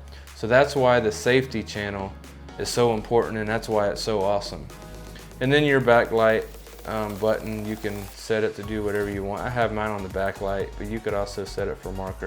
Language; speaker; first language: English; native; English